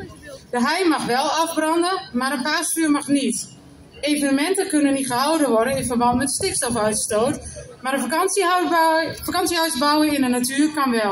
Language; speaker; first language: Dutch; native; Dutch